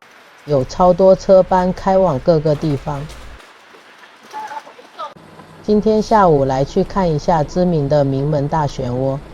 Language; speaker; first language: Chinese; native; Chinese